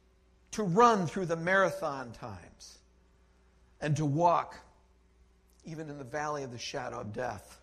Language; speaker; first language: English; native; English